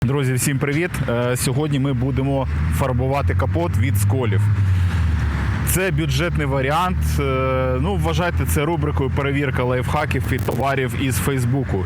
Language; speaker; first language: Ukrainian; native; Ukrainian